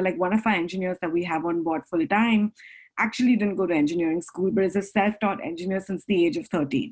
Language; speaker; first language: English; non-native, local second language; Hindi